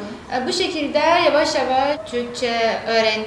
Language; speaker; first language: Turkish; non-native, learner; Persian